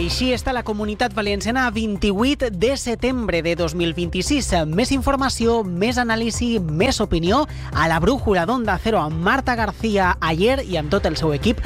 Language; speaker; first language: Catalan; native; Catalan